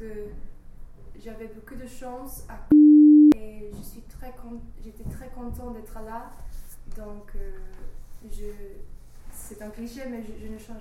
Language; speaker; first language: French; non-native, fluent; English